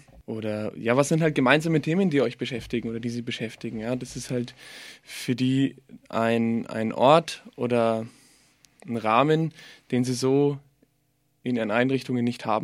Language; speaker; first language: German; native; German